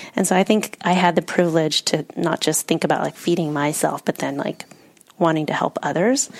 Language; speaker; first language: English; native; English